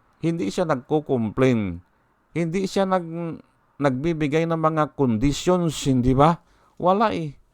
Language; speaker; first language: Filipino; native; Filipino